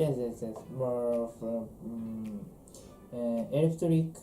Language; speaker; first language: English; non-native, learner; Japanese